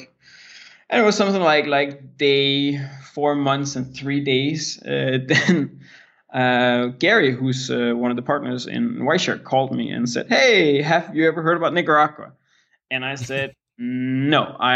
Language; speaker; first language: English; non-native, fluent; Danish